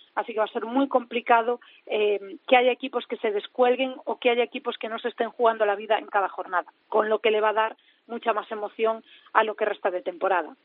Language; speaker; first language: Spanish; native; Spanish